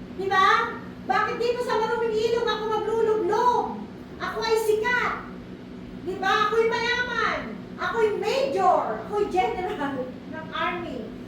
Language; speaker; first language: Filipino; native; Filipino